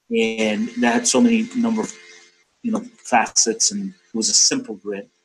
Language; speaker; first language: English; non-native, fluent; Persian